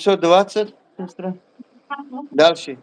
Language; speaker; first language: Russian; non-native, learner; Tajik